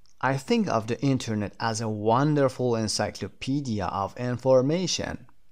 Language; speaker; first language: English; non-native, fluent; Persian